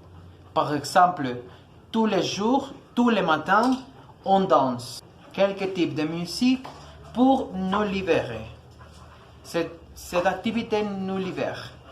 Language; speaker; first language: French; non-native, learner; Spanish